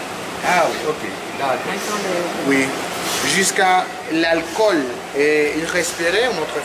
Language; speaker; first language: French; non-native, learner; Spanish